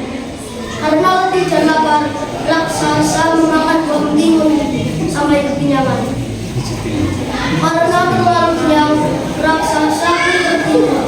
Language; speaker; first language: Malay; non-native, local second language; Javanese